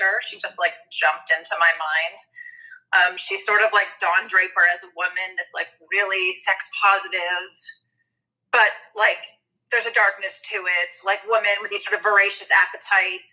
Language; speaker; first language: English; native; English